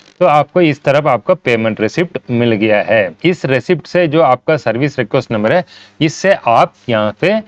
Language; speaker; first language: Hindi; non-native, local second language; Tamil